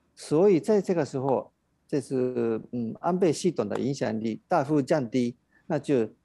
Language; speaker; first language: Chinese; non-native, fluent; Japanese